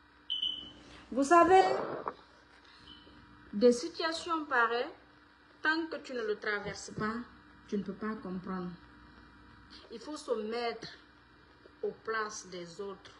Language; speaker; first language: French; non-native, local second language; Fula